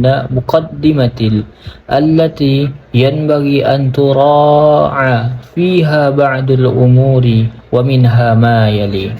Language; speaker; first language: Arabic; non-native, learner; Indonesian